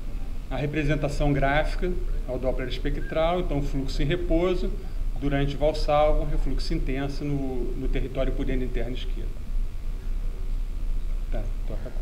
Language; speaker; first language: Portuguese; native; Portuguese